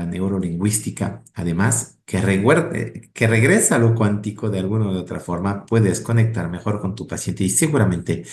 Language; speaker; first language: Spanish; native; Spanish